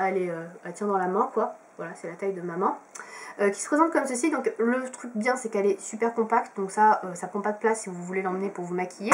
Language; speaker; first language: French; native; French